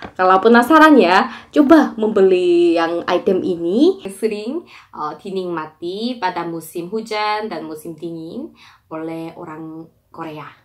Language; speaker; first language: Indonesian; non-native, fluent; Korean